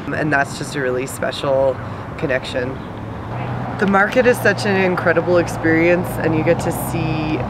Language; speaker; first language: English; native; English